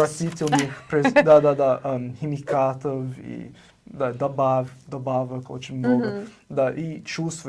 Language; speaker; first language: Russian; non-native, fluent; English